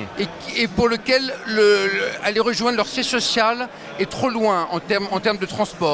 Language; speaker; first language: French; native; French